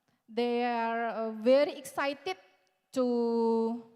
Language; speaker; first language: English; non-native, learner; Indonesian